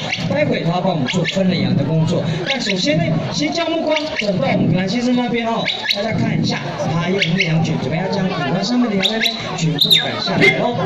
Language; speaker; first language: Chinese; native; Chinese